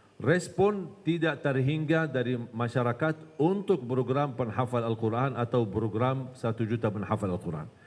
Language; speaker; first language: Malay; non-native, fluent; Arabic